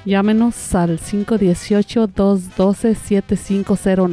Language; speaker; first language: Spanish; native; Spanish